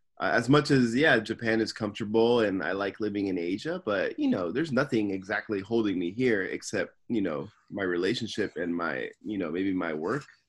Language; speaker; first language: English; native; English